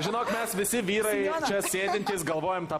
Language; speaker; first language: Lithuanian; native; Lithuanian